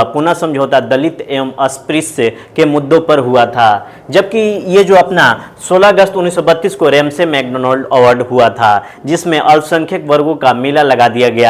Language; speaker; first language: Hindi; native; Hindi